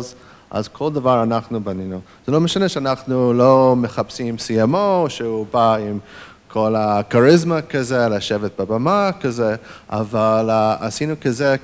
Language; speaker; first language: Hebrew; non-native, fluent; English